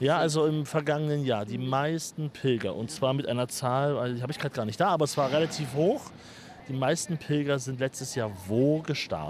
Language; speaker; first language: German; native; German